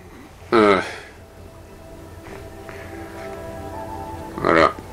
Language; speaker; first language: French; non-native, fluent; Japanese